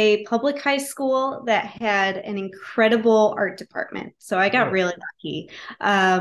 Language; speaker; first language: English; native; English